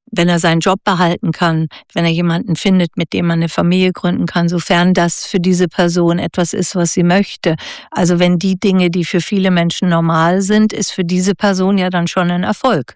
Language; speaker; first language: German; native; German